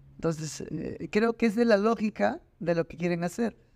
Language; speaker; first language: Spanish; native; Spanish